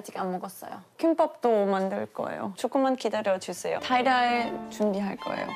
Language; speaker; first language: Korean; non-native, learner; German